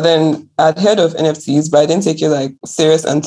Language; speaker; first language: English; non-native, local second language; Akan